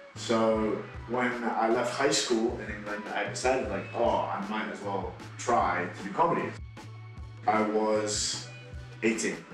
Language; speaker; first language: English; native; English